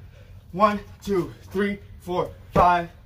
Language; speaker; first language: English; native; English